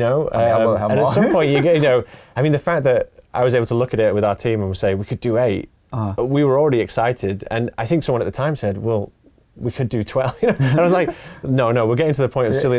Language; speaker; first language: English; native; English